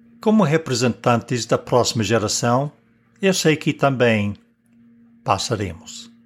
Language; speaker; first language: Portuguese; non-native, fluent; English